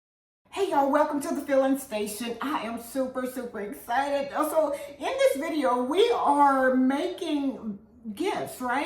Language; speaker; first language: English; native; English